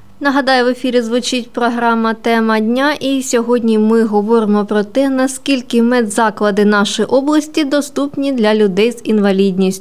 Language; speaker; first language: Ukrainian; native; Ukrainian